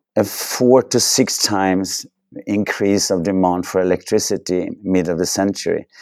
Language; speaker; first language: English; non-native, fluent; Swedish